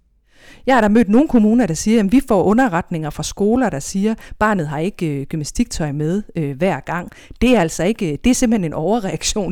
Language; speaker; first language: Danish; native; Danish